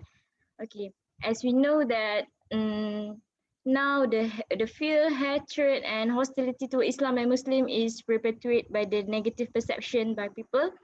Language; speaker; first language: English; non-native, local second language; Malay